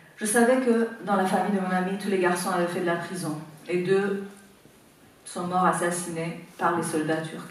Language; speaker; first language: French; non-native, fluent; Persian